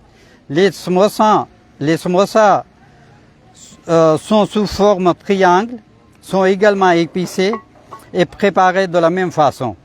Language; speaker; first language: French; non-native, fluent; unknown